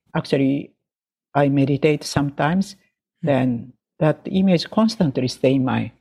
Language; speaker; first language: English; non-native, fluent; Japanese